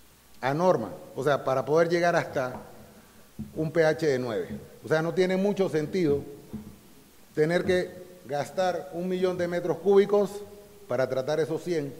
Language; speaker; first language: Spanish; native; Spanish